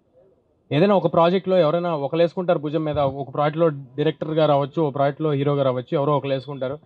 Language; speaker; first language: Telugu; native; Telugu